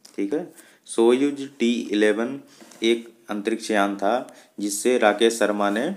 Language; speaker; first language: Hindi; native; Hindi